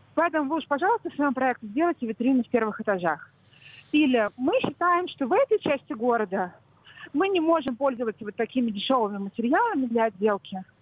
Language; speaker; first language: Russian; native; Russian